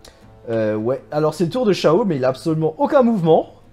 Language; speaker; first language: French; native; French